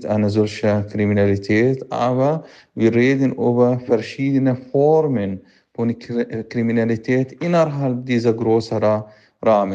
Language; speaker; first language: German; non-native, fluent; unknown